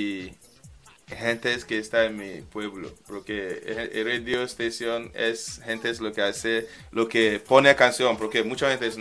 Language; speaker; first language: Spanish; non-native, learner; English